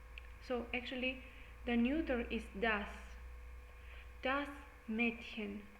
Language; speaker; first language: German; non-native, learner; English